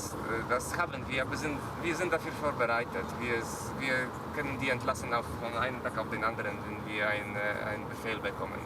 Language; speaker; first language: German; non-native, fluent; Polish